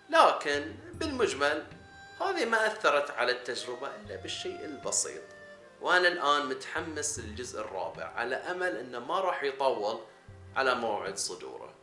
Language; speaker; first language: Arabic; native; Arabic